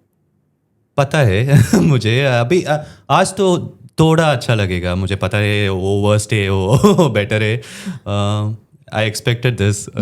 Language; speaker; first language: Hindi; non-native, local second language; Tamil